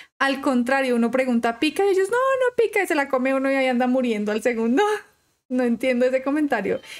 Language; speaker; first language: Spanish; native; Spanish